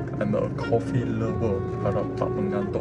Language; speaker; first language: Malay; non-native, local second language; Chinese